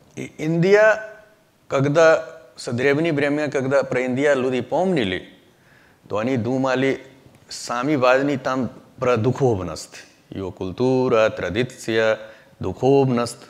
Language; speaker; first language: Russian; non-native, learner; Hindi